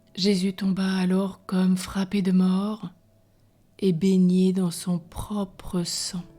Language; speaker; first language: French; native; French